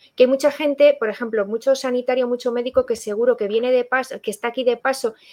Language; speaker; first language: Spanish; native; Spanish